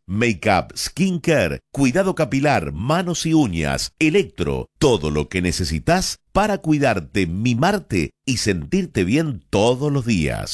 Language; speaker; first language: Spanish; native; Spanish